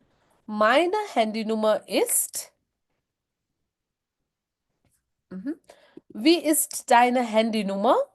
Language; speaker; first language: German; non-native, fluent; Sinhala